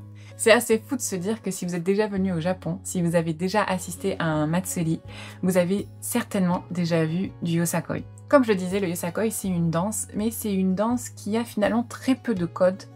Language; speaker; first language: French; native; French